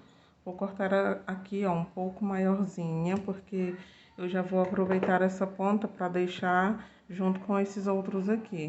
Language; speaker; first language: Portuguese; native; Portuguese